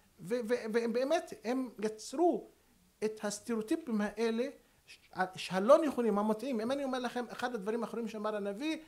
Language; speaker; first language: Hebrew; non-native, local second language; Arabic